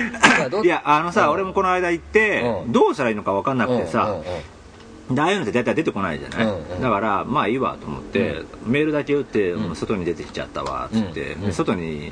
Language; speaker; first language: Japanese; native; Japanese